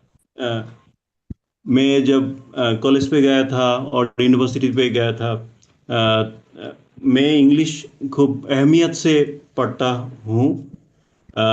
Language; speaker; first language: Hindi; non-native, learner; Bangla